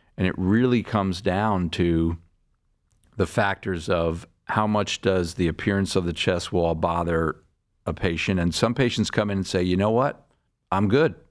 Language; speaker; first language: English; native; English